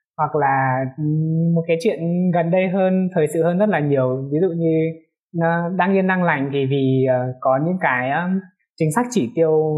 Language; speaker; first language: Vietnamese; non-native, local second language; Hmong